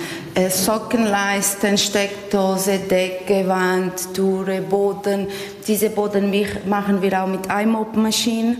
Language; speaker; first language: German; non-native, learner; Portuguese